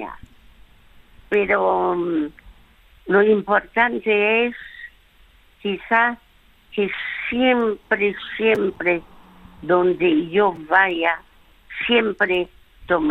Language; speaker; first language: Spanish; early bilingual, other home language; French